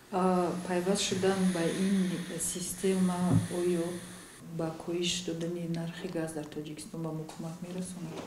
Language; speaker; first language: Tajik; native; Tajik